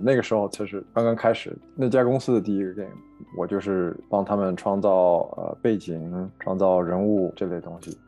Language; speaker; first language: Chinese; early bilingual, heritage; Chinese